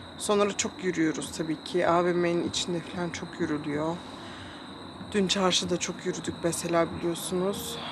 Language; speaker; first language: Turkish; early bilingual, heritage; Turkish